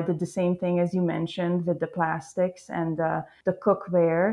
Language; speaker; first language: English; non-native, fluent; Hungarian